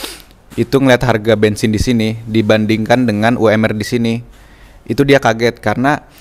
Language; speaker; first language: Indonesian; native; Indonesian